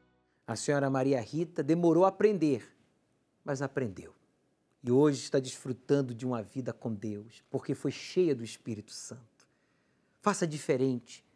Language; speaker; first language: Portuguese; native; Portuguese